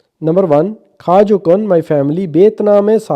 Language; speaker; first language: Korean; non-native, learner; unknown